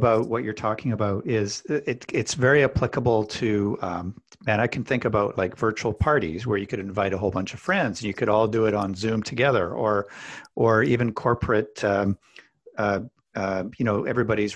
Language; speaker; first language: English; native; English